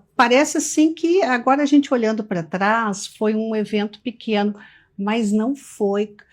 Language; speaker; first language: Portuguese; native; Portuguese